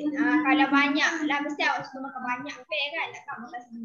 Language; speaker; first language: Malay; native; Malay